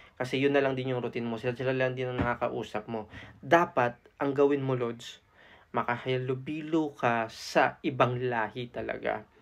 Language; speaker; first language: Filipino; native; Filipino